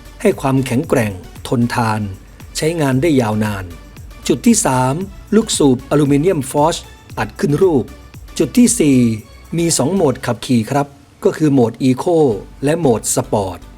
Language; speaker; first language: Thai; native; Thai